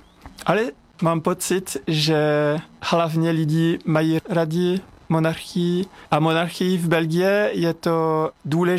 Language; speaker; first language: Czech; non-native, fluent; French